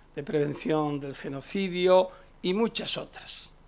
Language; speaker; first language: Spanish; native; Spanish